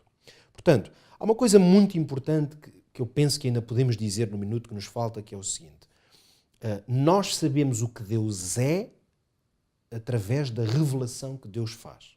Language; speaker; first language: Portuguese; native; Portuguese